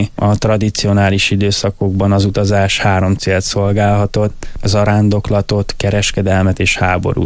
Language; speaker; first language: Hungarian; native; Hungarian